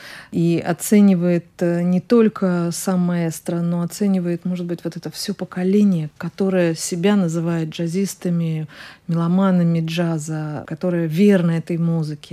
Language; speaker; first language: Russian; native; Russian